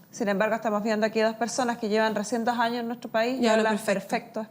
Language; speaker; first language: Spanish; native; Spanish